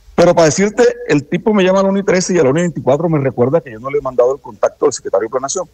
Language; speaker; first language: Spanish; native; Spanish